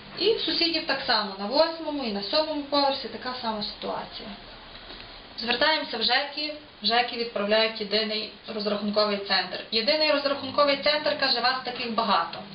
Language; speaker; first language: Ukrainian; native; Ukrainian